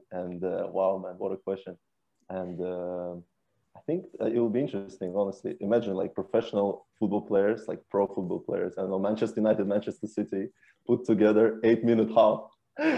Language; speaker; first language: English; native; English